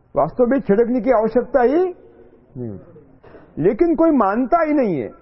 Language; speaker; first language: Hindi; non-native, local second language; Marathi